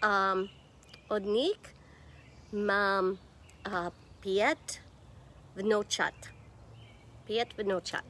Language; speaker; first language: Czech; non-native, learner; English